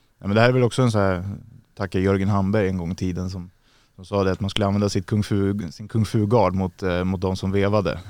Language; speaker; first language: Swedish; native; Swedish